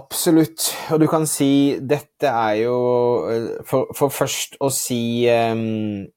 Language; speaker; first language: Norwegian; native; Norwegian